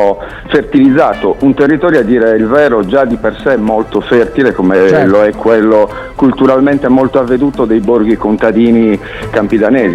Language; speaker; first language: Italian; native; Italian